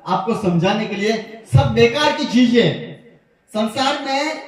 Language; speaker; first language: Hindi; non-native, local second language; Gujarati